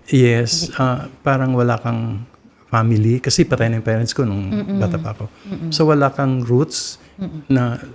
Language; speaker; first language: Filipino; non-native, local second language; Bikol